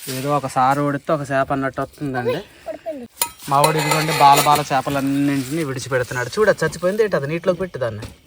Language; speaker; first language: Telugu; non-native, local second language; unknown